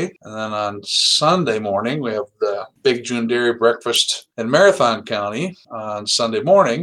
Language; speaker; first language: English; native; English